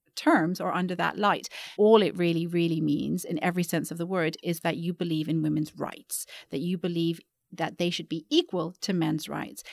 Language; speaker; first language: English; native; English